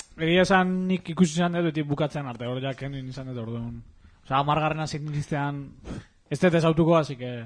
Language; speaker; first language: Basque; native; Basque